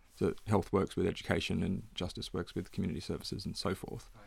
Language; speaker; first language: English; native; English